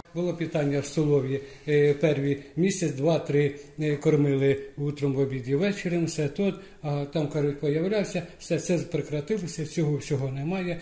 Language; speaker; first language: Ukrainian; non-native, local second language; Russian